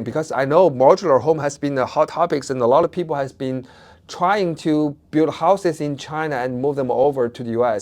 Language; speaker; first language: English; non-native, fluent; Chinese